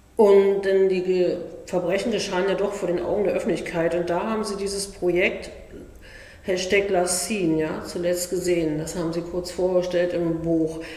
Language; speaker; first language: German; native; German